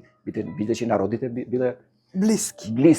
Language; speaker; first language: Macedonian; non-native, fluent; Albanian